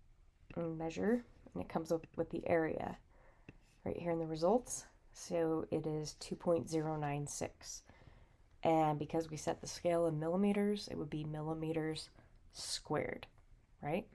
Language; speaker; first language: English; native; English